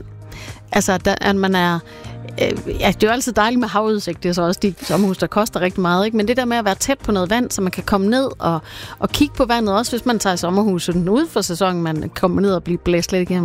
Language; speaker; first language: Danish; native; Danish